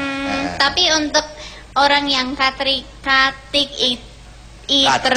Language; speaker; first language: Indonesian; non-native, fluent; English